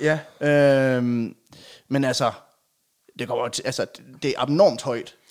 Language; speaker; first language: Danish; native; Danish